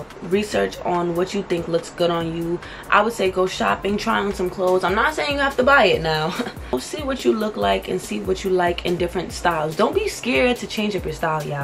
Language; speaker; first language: English; native; English